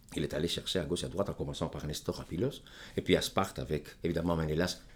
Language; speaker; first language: French; non-native, fluent; Greek